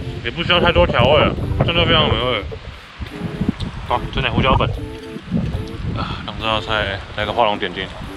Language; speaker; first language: Chinese; native; Chinese